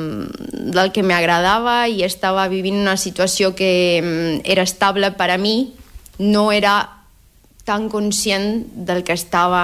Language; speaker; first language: Catalan; non-native, fluent; Spanish